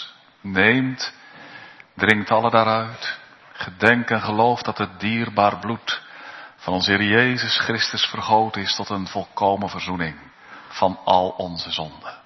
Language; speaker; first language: Dutch; native; Dutch